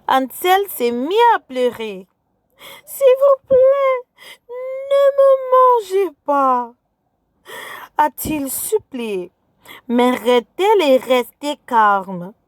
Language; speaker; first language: French; non-native, fluent; English